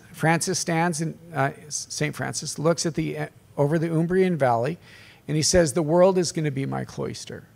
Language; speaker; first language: English; native; English